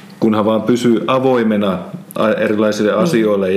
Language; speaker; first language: Finnish; non-native, fluent; Spanish